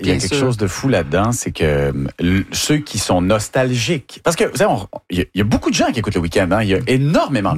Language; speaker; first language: French; native; French